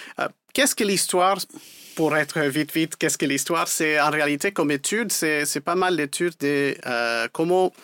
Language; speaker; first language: French; non-native, fluent; Spanish